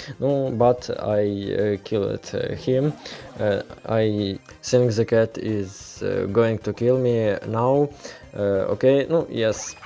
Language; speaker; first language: English; non-native, learner; Ukrainian